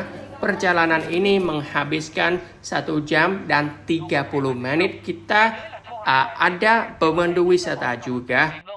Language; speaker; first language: Indonesian; non-native, learner; Vietnamese